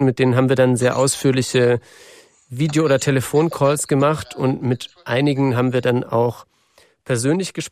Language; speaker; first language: German; native; German